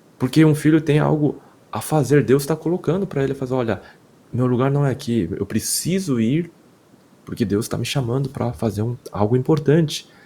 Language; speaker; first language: Portuguese; non-native, fluent; Korean